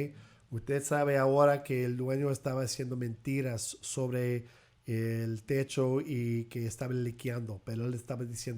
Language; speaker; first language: Spanish; early bilingual, heritage; Spanish